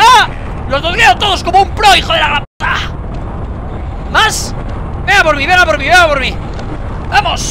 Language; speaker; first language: Spanish; native; Spanish